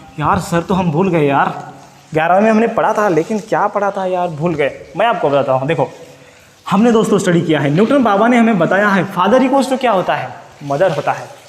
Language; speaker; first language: Hindi; non-native, local second language; Marathi